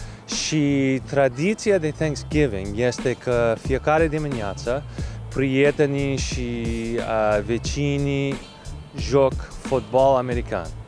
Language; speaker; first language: Romanian; non-native, learner; English